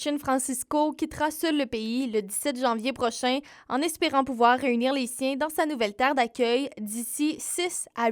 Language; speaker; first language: French; native; French